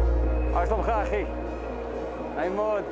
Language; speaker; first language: Hebrew; non-native, learner; English